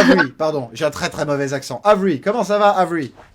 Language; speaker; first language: French; native; French